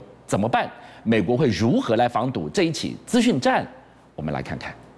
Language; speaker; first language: Chinese; native; Chinese